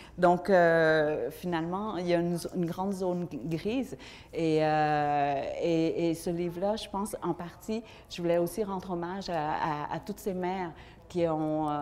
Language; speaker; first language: French; early bilingual, other home language; Vietnamese